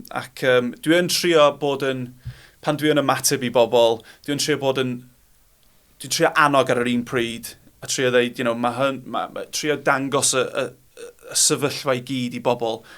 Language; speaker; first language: Welsh; non-native, local second language; English